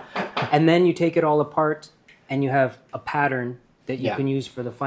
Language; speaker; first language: English; early bilingual, heritage; English